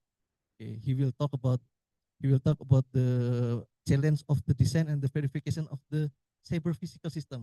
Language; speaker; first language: English; non-native, learner; Indonesian